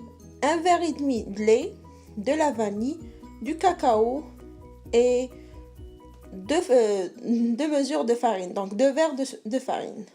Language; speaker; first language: French; non-native, local second language; Arabic